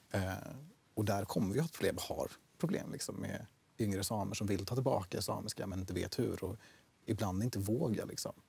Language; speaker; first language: Swedish; native; Swedish